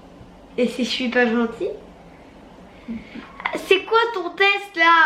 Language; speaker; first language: French; native; French